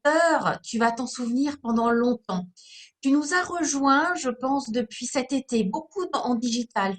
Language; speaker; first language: French; native; French